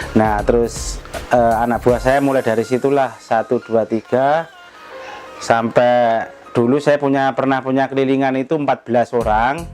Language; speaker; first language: Indonesian; non-native, local second language; Javanese